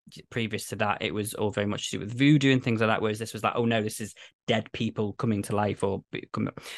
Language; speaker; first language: English; native; English